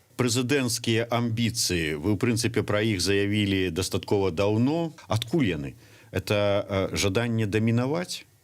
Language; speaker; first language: Belarusian; non-native, local second language; Russian